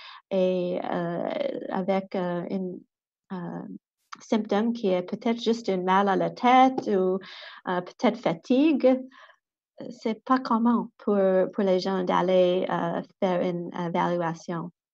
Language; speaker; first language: French; non-native, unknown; English